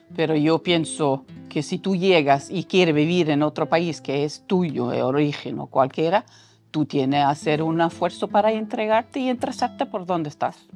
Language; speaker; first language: Spanish; non-native, fluent; Norwegian